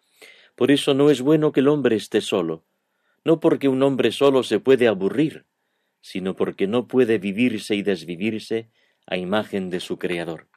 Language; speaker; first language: Spanish; native; Spanish